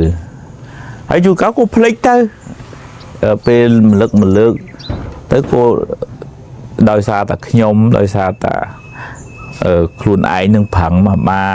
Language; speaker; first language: Khmer; native; Khmer